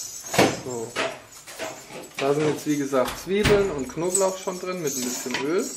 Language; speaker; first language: German; native; German